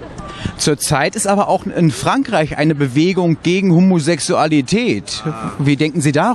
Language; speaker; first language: German; native; German